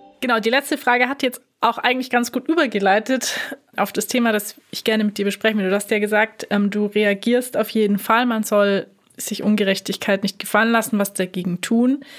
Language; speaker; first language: German; native; German